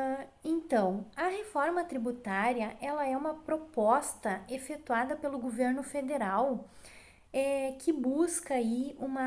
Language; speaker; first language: Portuguese; native; Portuguese